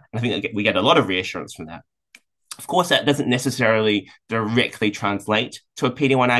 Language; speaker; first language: English; native; English